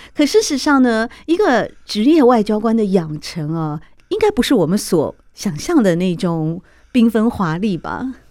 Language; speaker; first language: Chinese; native; Chinese